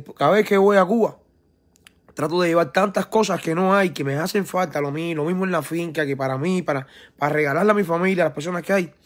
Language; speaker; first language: Spanish; native; Spanish